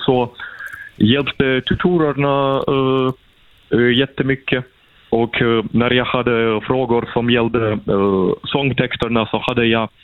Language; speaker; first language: Swedish; non-native, fluent; Russian